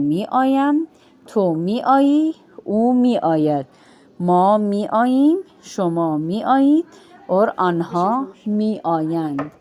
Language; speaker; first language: Persian; non-native, fluent; Urdu